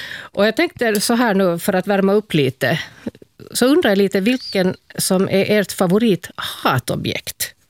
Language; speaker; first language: Swedish; native; Swedish